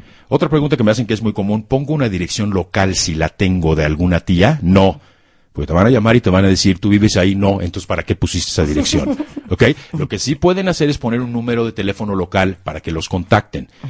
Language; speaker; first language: Spanish; native; Spanish